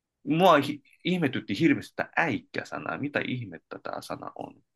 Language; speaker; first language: Finnish; non-native, fluent; Korean